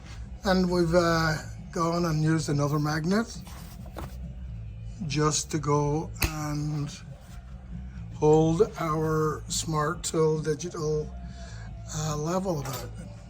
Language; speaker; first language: English; native; English